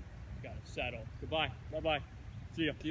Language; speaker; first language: English; native; English